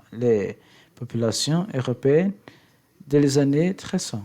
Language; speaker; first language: French; non-native, learner; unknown